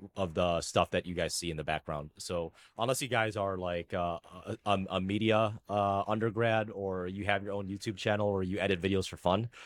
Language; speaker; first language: English; early bilingual, other home language; Filipino